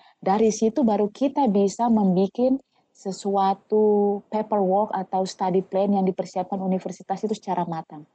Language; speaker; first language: Indonesian; non-native, local second language; Tetum